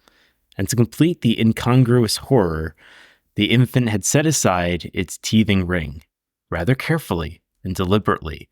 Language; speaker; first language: English; native; English